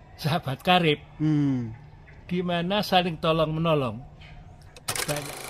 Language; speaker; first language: Indonesian; non-native, local second language; Javanese